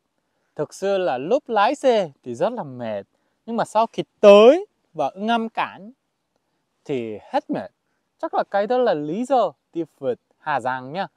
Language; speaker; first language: Vietnamese; non-native, fluent; Korean